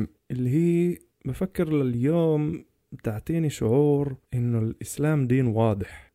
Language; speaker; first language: Arabic; non-native, fluent; Hebrew